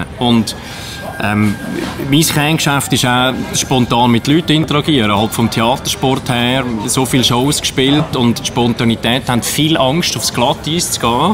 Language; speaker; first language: German; native; German